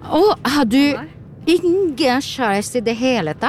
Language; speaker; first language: Norwegian; non-native, fluent; Portuguese